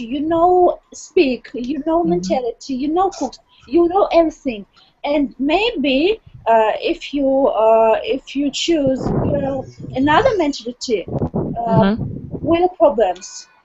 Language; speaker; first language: English; non-native, learner; Russian